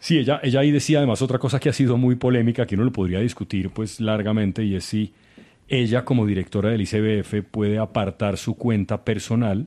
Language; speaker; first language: Spanish; native; Spanish